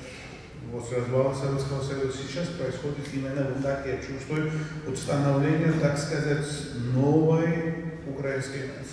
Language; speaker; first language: Russian; non-native, fluent; Georgian